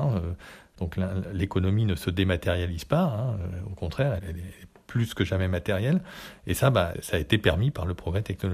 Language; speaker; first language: French; native; French